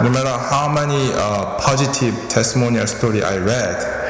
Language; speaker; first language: English; non-native, fluent; Korean